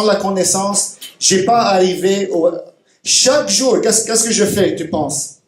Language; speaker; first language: French; non-native, fluent; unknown